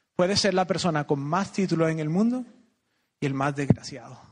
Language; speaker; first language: Spanish; native; Spanish